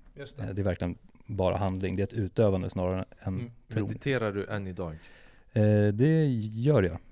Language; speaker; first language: Swedish; early bilingual, other home language; Albanian